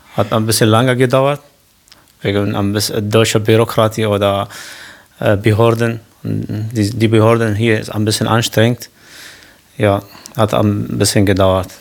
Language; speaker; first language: German; non-native, learner; Kurdish